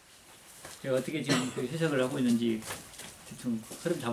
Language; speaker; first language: Korean; native; Korean